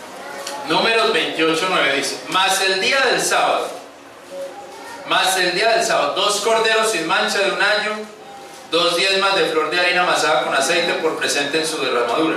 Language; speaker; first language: Spanish; native; Spanish